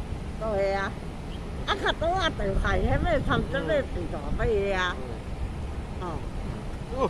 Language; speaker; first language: Chinese; native; Chinese